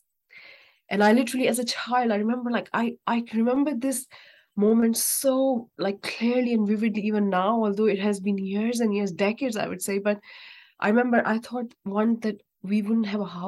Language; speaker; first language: English; non-native, local second language; Urdu